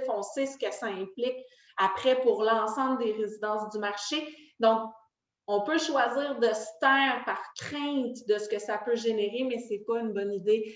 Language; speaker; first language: French; native; French